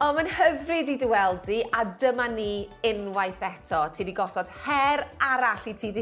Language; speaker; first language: Welsh; native; Welsh